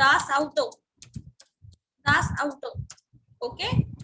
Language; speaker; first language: German; non-native, learner; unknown